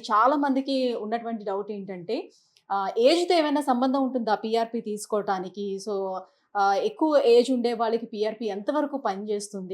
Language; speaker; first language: Telugu; native; Telugu